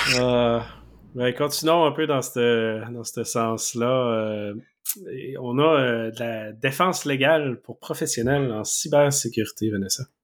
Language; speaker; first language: French; native; French